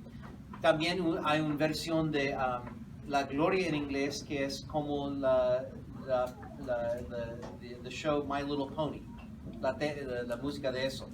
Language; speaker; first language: Spanish; non-native, fluent; English